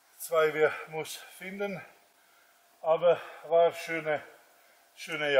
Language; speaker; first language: German; non-native, learner; Croatian